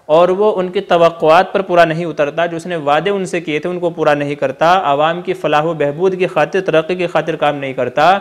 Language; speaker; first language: Urdu; native; Urdu